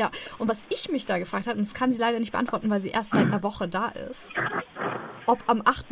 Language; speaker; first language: German; native; German